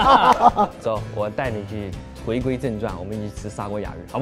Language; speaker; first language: Chinese; native; Chinese